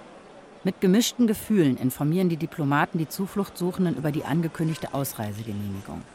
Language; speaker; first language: German; native; German